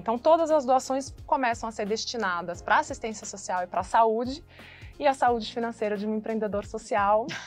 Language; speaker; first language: Portuguese; native; Portuguese